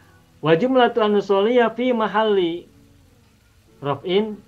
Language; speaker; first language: Arabic; non-native, fluent; Indonesian